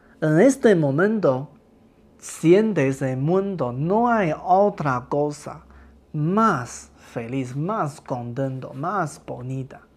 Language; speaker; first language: Spanish; non-native, learner; Chinese